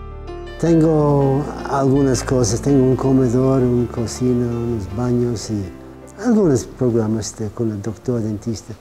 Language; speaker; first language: Spanish; non-native, fluent; English